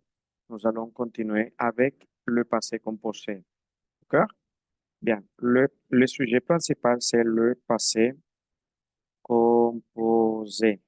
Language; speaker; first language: French; non-native, fluent; Spanish